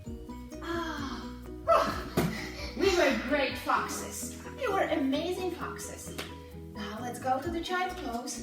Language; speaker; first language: English; non-native, fluent; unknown